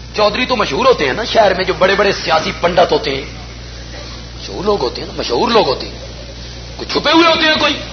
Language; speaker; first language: Urdu; non-native, local second language; Punjabi